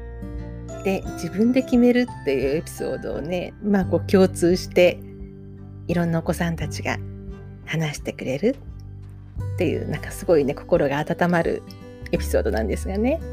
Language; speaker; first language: Japanese; native; Japanese